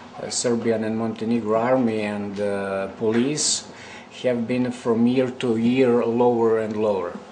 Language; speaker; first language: English; non-native, learner; Serbian